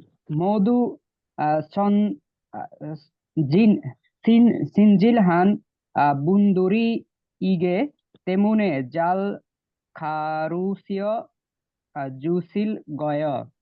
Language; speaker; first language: Korean; non-native, learner; Bangla